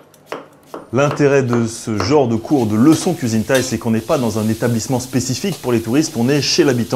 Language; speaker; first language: French; native; French